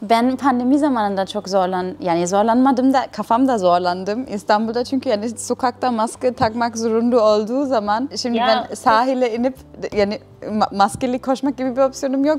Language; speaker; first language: Turkish; non-native, fluent; German